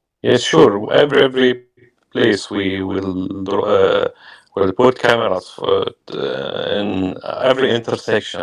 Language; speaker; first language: English; non-native, learner; Arabic